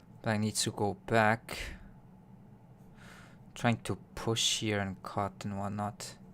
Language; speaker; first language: English; non-native, fluent; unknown